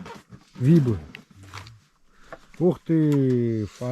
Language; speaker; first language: Russian; native; Russian